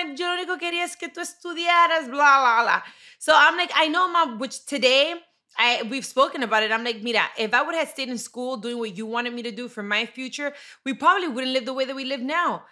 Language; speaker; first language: English; early bilingual, other home language; Spanish